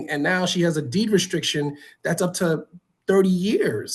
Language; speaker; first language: English; native; English